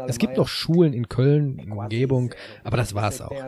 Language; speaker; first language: German; native; German